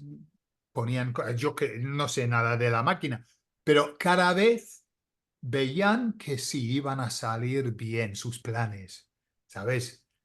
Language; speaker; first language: Spanish; non-native, fluent; English